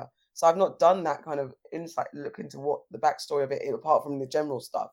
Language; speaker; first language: English; native; English